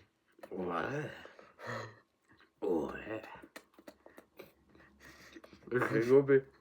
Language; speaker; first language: French; native; French